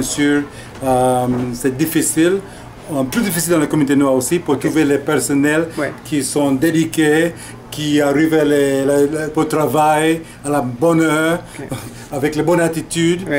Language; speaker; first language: French; non-native, fluent; English